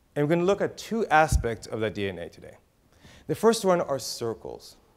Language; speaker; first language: English; native; English